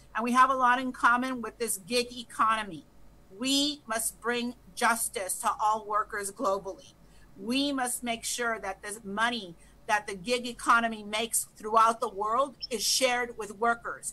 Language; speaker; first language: English; early bilingual, other home language; Spanish